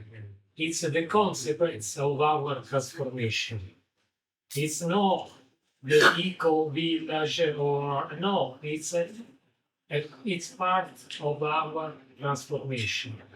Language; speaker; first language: English; non-native, learner; Italian